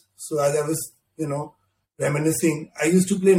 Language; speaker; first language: English; non-native, local second language; Hindi